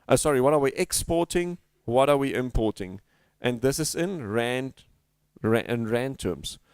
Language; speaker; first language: English; non-native, local second language; Afrikaans